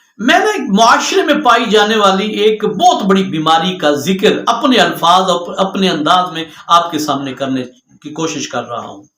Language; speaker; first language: Urdu; non-native, local second language; Punjabi